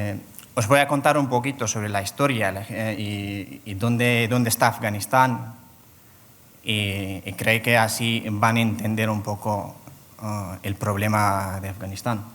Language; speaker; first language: Spanish; non-native, fluent; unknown